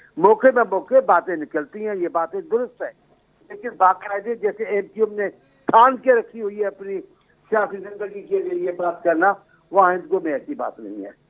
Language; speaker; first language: Urdu; non-native, local second language; Sindhi